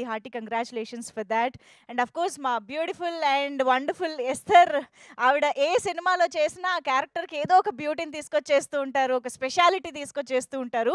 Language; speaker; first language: Telugu; native; Telugu